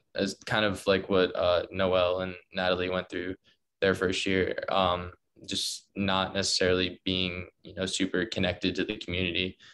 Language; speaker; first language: English; native; English